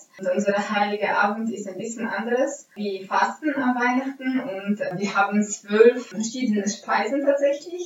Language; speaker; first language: German; non-native, fluent; Ukrainian